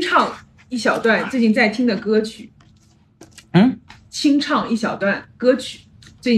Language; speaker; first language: Chinese; native; Chinese